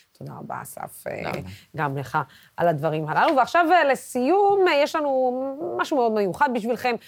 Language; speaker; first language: Hebrew; non-native, local second language; Arabic